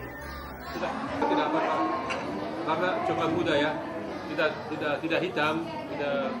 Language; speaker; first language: Indonesian; non-native, fluent; Slovak